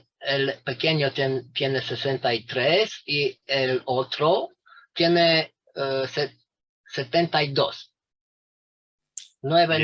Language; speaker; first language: Spanish; non-native, fluent; Romanian